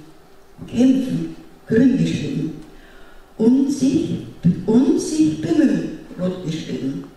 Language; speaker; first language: German; non-native, fluent; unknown